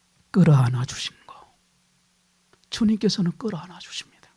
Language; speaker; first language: Korean; native; Korean